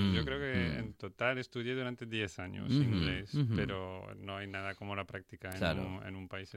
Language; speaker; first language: Spanish; non-native, fluent; French